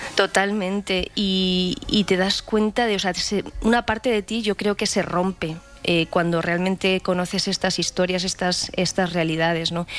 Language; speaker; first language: Spanish; native; Spanish